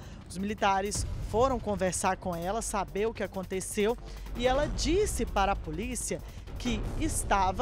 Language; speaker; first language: Portuguese; native; Portuguese